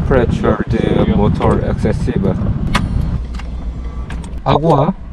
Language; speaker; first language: Spanish; non-native, learner; Korean